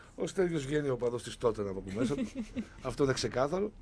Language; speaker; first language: Greek; native; Greek